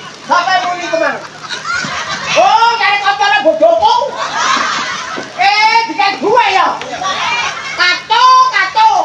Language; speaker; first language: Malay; non-native, local second language; Javanese